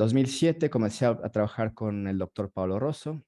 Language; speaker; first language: Spanish; native; Spanish